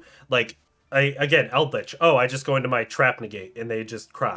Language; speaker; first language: English; native; English